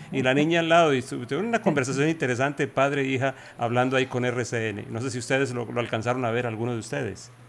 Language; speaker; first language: Spanish; native; Spanish